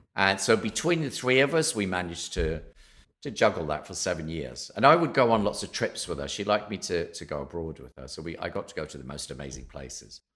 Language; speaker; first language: English; native; English